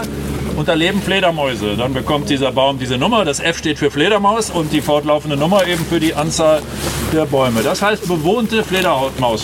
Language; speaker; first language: German; native; German